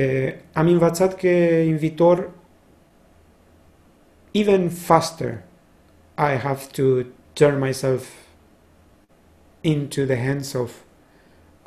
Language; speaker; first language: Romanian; non-native, fluent; Spanish